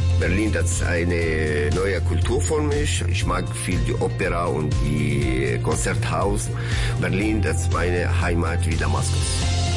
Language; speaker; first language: German; non-native, learner; Arabic